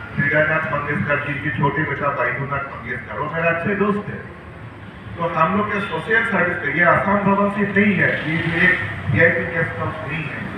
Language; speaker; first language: Hindi; non-native, local second language; Assamese